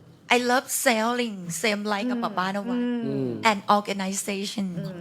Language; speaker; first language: English; non-native, learner; Thai